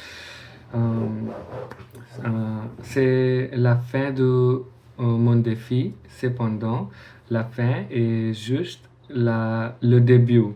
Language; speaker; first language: French; non-native, learner; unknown